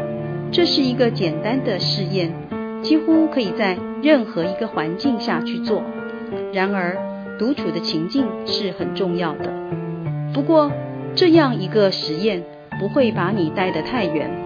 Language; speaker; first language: Chinese; native; Chinese